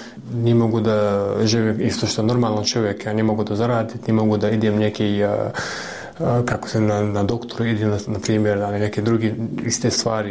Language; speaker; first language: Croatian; non-native, learner; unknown